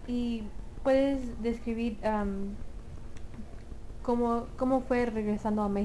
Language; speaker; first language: Spanish; early bilingual, heritage; Spanish